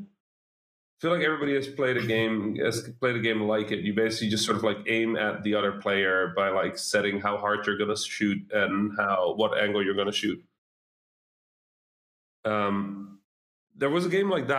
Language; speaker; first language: English; non-native, fluent; Dutch